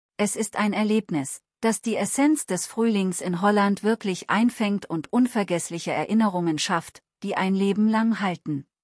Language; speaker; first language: German; non-native, learner; Telugu